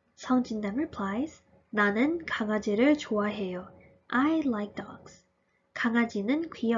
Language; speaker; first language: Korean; early bilingual, heritage; Korean